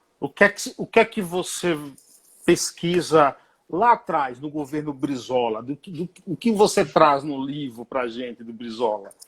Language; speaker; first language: Portuguese; native; Portuguese